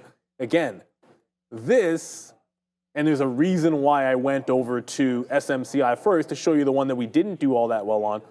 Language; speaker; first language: English; native; English